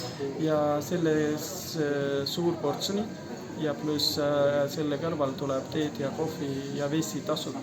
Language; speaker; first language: Estonian; non-native, learner; Hindi